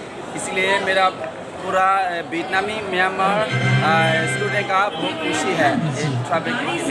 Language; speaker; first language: Hindi; non-native, learner; Burmese